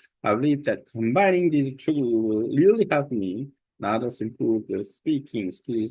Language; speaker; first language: English; non-native, learner; Korean